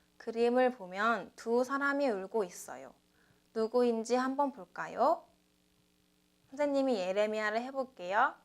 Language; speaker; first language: Korean; native; Korean